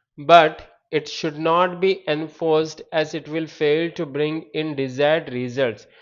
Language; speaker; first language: English; non-native, local second language; Telugu